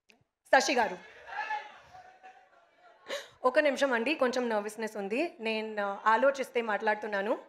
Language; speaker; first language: Telugu; non-native, learner; Hindi